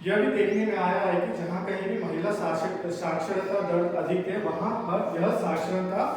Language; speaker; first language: Hindi; non-native, local second language; Telugu